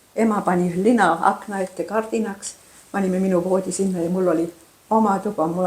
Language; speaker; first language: Estonian; early bilingual, heritage; Estonian